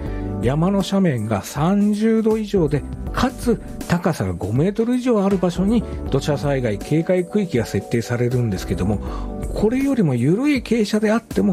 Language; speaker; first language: Japanese; native; Japanese